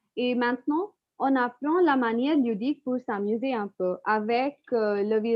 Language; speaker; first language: French; non-native, fluent; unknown